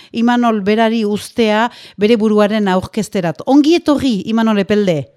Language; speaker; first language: Basque; native; Basque